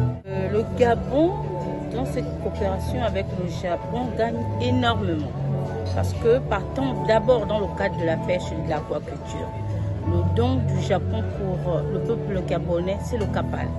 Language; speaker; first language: French; native; French